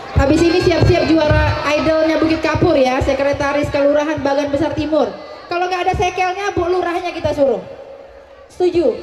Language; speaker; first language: Malay; native; Malay